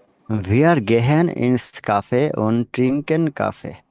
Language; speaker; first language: German; non-native, learner; Bangla